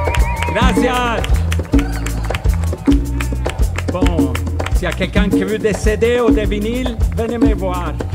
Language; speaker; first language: French; non-native, fluent; Spanish